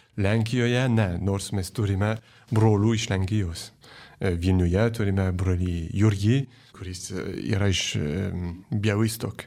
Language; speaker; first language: Lithuanian; non-native, fluent; French